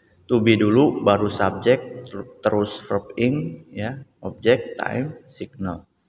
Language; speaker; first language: English; non-native, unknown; Indonesian